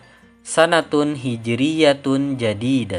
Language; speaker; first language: Arabic; non-native, fluent; Indonesian